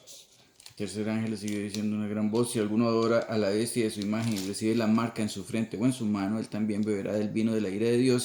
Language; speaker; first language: Spanish; native; Spanish